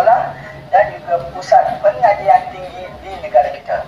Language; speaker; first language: Malay; native; Malay